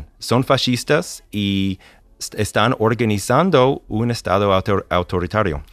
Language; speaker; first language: Spanish; non-native, fluent; English